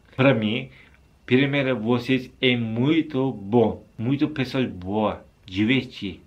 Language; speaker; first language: Portuguese; non-native, learner; Turkish